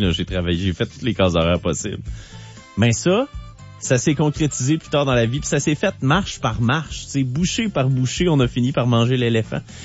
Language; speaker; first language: French; native; French